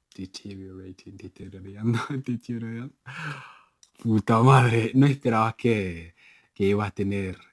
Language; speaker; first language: Spanish; non-native, fluent; Igbo